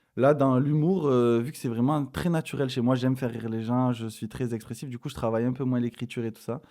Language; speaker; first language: French; native; French